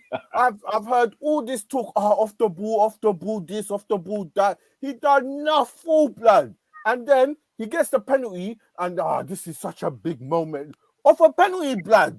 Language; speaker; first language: English; native; English